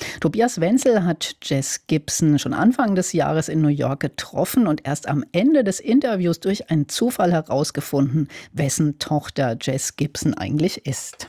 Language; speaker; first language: German; native; German